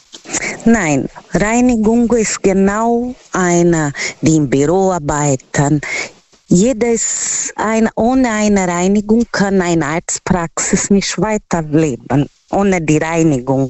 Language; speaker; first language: German; non-native, learner; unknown